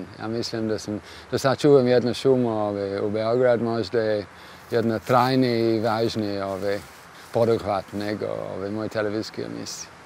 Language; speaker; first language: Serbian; non-native, fluent; English